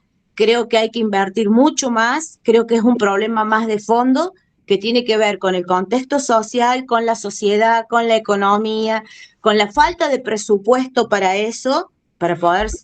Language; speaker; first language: Spanish; native; Spanish